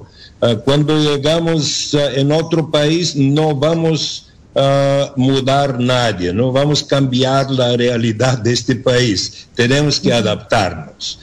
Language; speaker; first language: Spanish; non-native, learner; Bulgarian